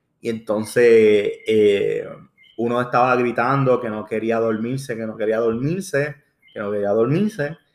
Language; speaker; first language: Spanish; early bilingual, heritage; Spanish